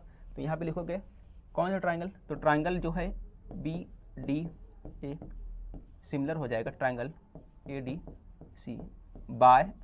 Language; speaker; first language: Hindi; native; Hindi